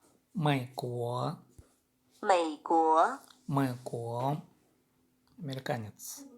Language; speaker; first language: Chinese; non-native, learner; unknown